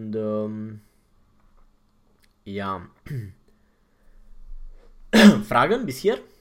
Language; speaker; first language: German; non-native, fluent; Romanian